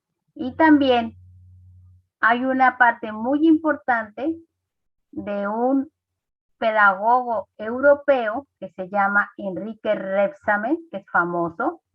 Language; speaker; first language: Spanish; native; Spanish